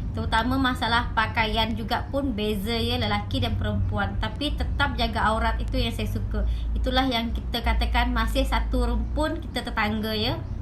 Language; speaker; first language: Malay; native; Malay